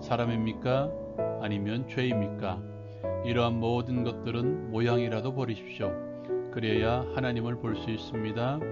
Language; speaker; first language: Korean; native; Korean